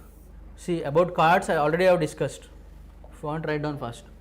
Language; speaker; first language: English; non-native, local second language; Telugu